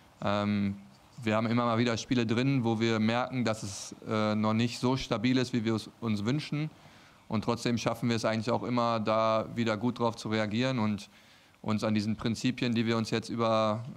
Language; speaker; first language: German; native; German